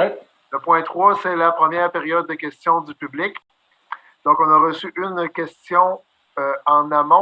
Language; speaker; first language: French; native; French